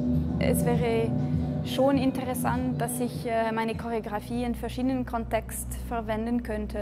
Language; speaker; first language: German; non-native, local second language; French